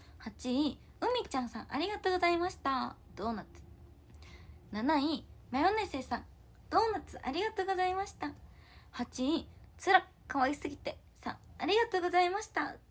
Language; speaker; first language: Japanese; non-native, fluent; Korean